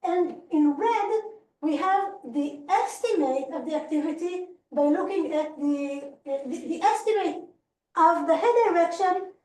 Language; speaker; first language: English; non-native, fluent; Hebrew